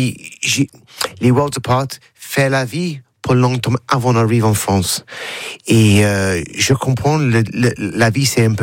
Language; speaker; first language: French; non-native, learner; English